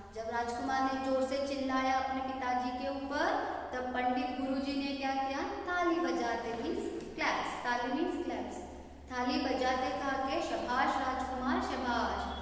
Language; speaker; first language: Hindi; non-native, local second language; Kannada